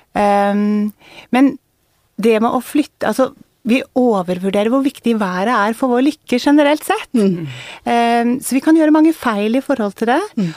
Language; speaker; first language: Norwegian; native; Norwegian